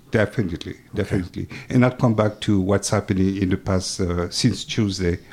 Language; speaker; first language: English; non-native, fluent; French